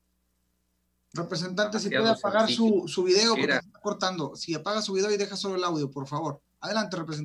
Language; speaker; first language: Spanish; native; Spanish